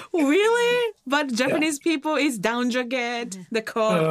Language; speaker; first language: English; non-native, learner; Japanese